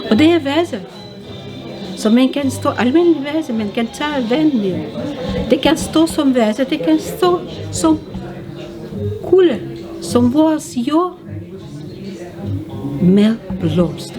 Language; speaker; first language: Danish; non-native, learner; Russian